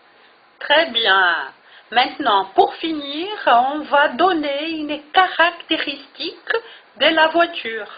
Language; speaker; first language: French; non-native, fluent; Portuguese